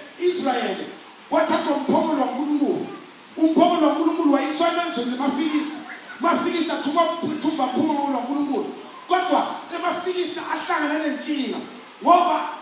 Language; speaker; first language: Zulu; non-native, local second language; Swati